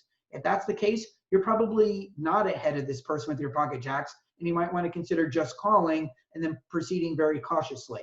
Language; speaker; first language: English; native; English